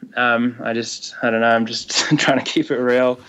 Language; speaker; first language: English; native; English